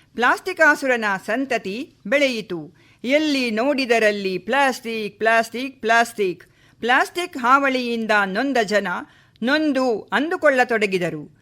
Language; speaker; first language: Kannada; native; Kannada